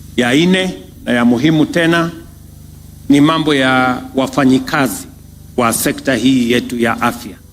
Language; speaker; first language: Swahili; non-native, local second language; Kalenjin